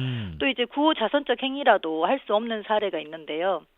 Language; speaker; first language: Korean; native; Korean